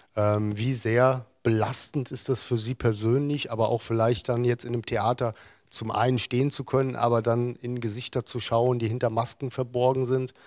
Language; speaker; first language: German; native; German